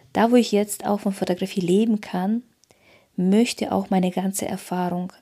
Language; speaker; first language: German; early bilingual, other home language; Russian